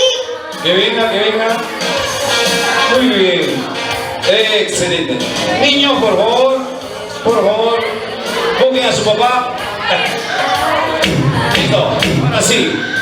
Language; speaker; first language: Spanish; native; Spanish